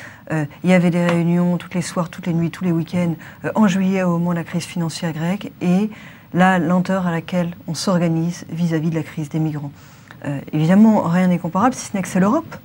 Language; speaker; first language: French; native; French